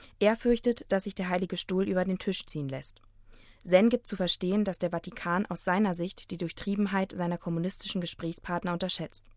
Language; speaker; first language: German; native; German